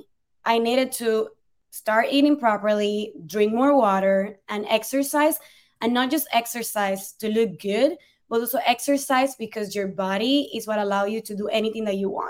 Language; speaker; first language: English; non-native, fluent; Spanish